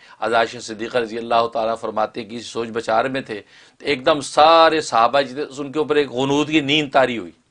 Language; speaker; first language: Urdu; native; Urdu